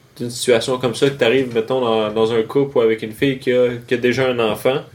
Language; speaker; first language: French; native; French